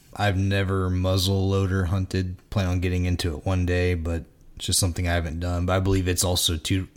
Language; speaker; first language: English; native; English